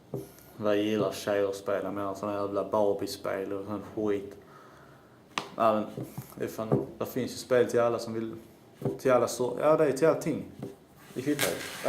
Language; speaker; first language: Swedish; native; Swedish